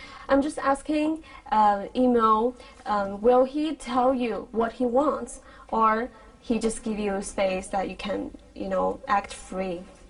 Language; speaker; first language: English; non-native, fluent; Chinese